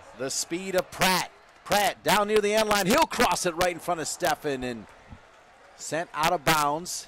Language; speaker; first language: English; native; English